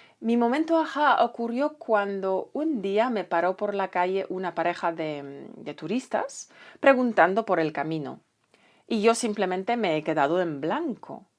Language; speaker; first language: Spanish; non-native, fluent; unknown